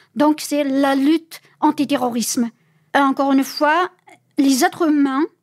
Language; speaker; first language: French; non-native, fluent; Chinese